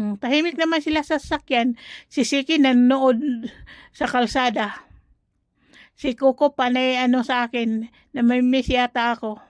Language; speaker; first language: Filipino; non-native, local second language; Cebuano